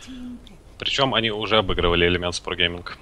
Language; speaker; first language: Russian; native; Russian